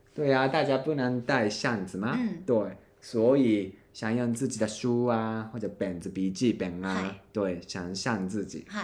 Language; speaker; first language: Chinese; non-native, fluent; Japanese